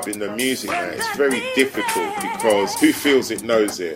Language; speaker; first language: English; native; English